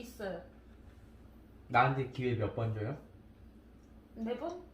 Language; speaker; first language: Korean; non-native, learner; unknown